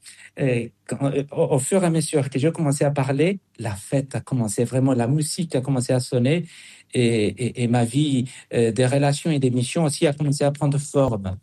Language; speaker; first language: French; non-native, fluent; Spanish